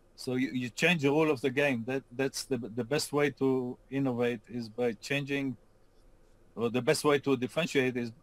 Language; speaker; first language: English; non-native, fluent; Hebrew